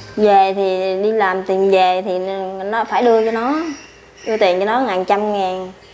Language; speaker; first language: Vietnamese; early bilingual, heritage; Vietnamese